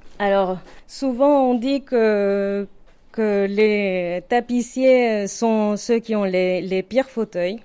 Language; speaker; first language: French; non-native, fluent; Spanish